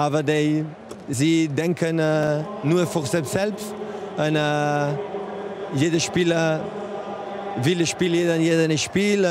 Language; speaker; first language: German; non-native, learner; Spanish